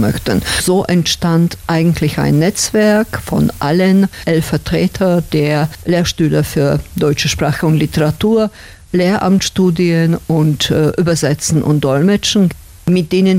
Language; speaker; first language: German; non-native, fluent; Slovak